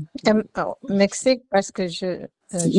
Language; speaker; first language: French; non-native, learner; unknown